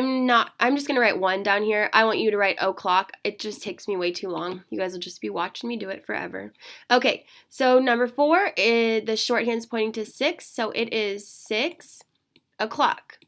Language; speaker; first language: English; native; English